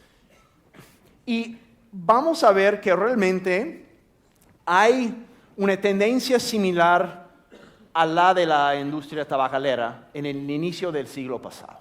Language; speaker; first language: Spanish; non-native, fluent; English